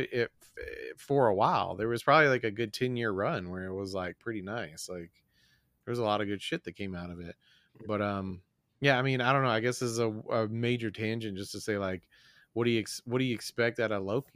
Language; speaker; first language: English; native; English